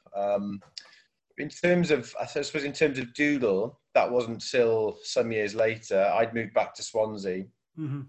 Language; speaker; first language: English; native; English